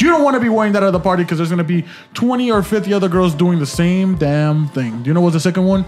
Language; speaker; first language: English; early bilingual, other home language; Spanish